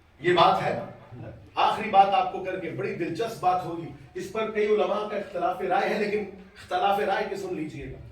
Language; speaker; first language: Urdu; native; Urdu